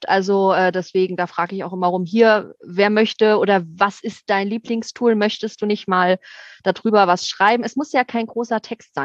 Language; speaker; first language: German; native; German